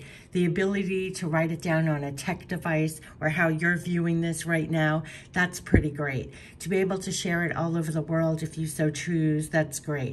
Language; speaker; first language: English; native; English